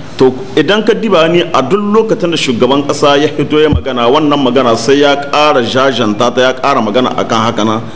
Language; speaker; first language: Hausa; native; Hausa